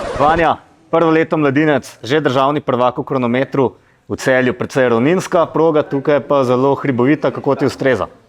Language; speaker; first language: Slovenian; native; Slovenian